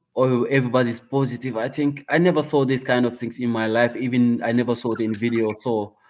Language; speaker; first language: English; non-native, learner; Wolof